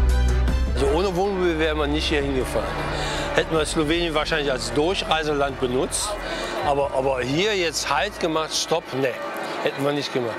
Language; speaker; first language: German; native; German